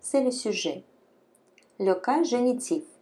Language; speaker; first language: French; non-native, fluent; Russian